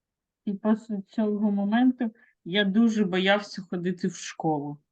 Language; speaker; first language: Ukrainian; non-native, local second language; Russian